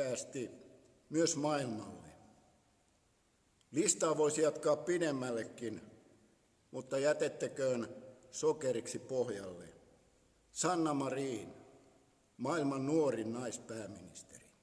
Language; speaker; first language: Finnish; native; Finnish